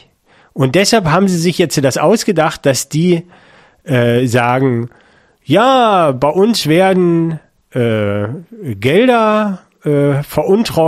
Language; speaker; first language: German; native; German